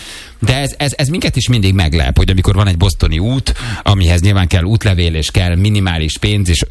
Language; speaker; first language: Hungarian; native; Hungarian